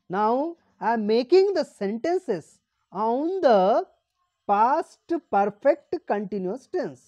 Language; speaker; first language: Hindi; non-native, local second language; Marathi